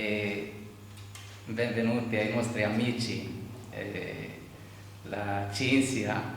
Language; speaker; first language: Italian; non-native, fluent; Arabic